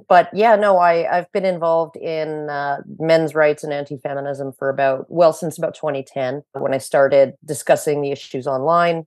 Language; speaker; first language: English; native; English